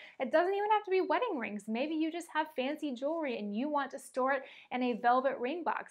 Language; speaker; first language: English; native; English